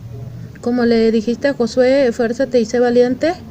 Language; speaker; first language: Spanish; native; Spanish